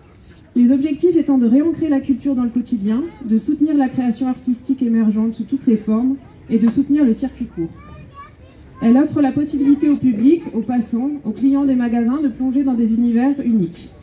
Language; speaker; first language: French; native; French